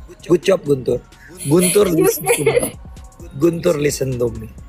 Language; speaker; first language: English; non-native, learner; Indonesian